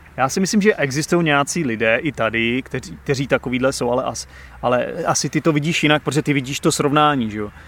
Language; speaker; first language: Czech; native; Czech